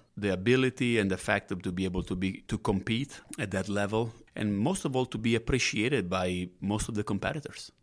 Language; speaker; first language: English; non-native, fluent; Italian